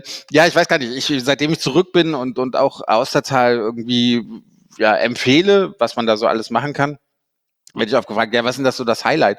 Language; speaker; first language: German; native; German